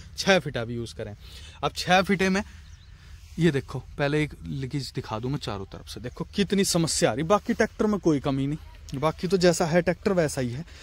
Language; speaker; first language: Hindi; native; Hindi